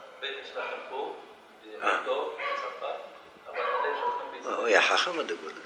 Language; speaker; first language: Hebrew; non-native, fluent; French